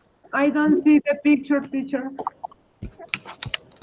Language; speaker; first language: English; non-native, learner; Spanish